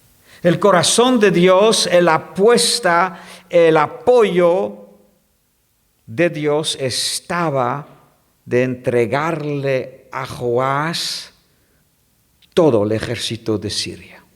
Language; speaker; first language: Spanish; non-native, fluent; French